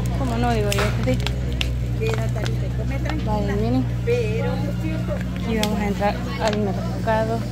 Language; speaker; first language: Spanish; native; Spanish